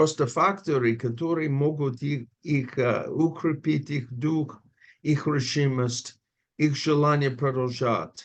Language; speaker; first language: Russian; non-native, fluent; English